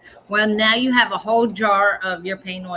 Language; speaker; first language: English; native; English